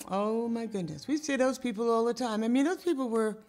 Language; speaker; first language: English; native; English